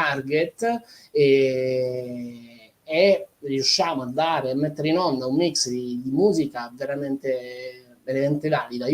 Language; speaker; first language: Italian; native; Italian